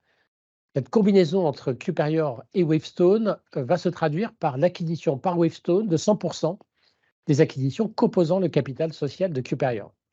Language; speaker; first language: French; native; French